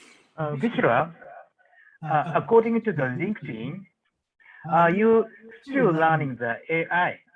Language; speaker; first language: English; non-native, learner; Japanese